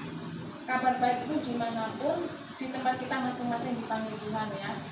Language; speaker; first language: Indonesian; native; Indonesian